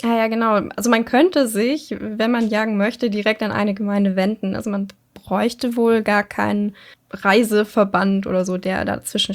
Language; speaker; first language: German; native; German